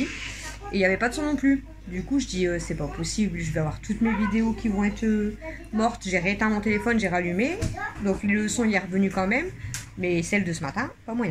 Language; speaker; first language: French; native; French